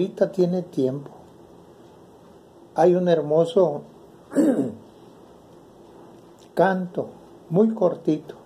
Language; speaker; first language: Spanish; native; Spanish